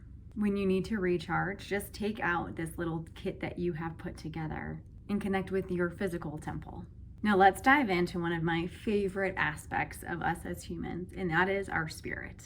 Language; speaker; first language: English; native; English